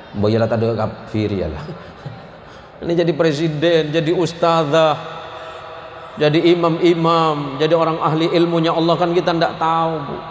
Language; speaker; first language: Indonesian; non-native, local second language; Madurese